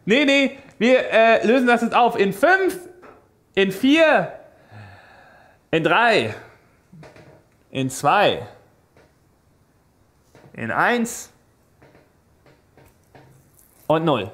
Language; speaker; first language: German; native; German